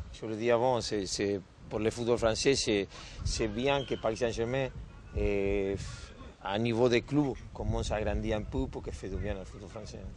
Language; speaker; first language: French; non-native, learner; Spanish